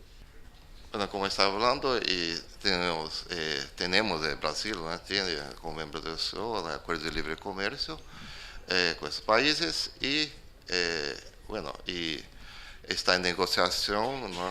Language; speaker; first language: Spanish; non-native, fluent; Portuguese